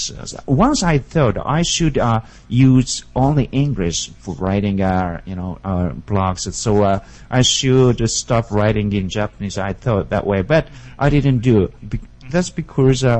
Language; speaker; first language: English; non-native, learner; Japanese